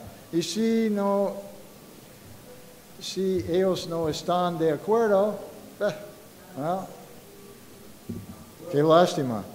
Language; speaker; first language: Spanish; non-native, fluent; English